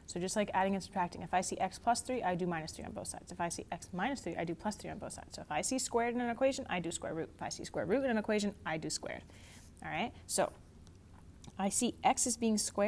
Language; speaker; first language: English; native; English